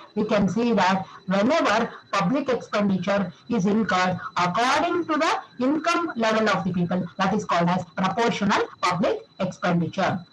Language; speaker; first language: English; non-native, local second language; Kannada